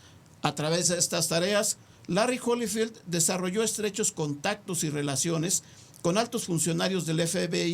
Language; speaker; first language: Spanish; native; Spanish